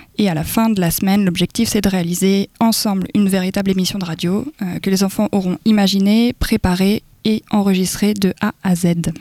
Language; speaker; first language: French; native; French